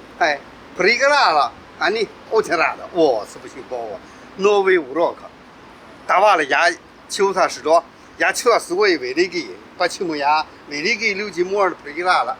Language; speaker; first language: Russian; non-native, learner; Chinese